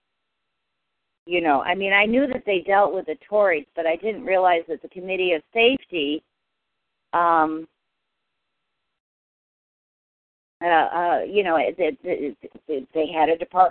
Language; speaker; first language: English; native; English